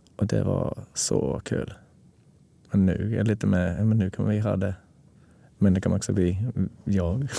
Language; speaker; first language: Swedish; non-native, fluent; English